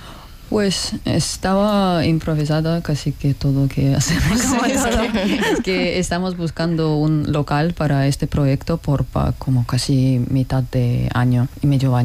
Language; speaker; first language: Spanish; non-native, learner; Russian